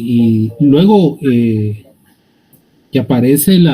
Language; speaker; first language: Spanish; native; Spanish